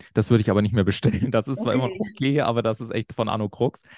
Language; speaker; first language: German; native; German